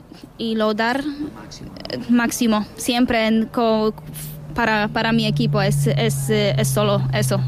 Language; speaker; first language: Spanish; non-native, learner; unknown